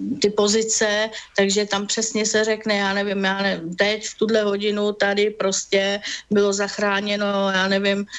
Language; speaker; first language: Czech; native; Czech